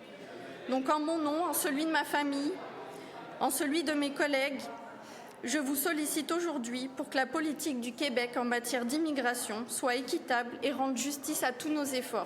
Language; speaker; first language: French; native; French